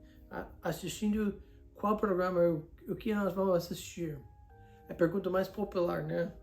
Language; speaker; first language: Portuguese; non-native, fluent; English